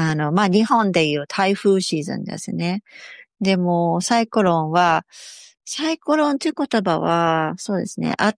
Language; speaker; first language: Japanese; native; Japanese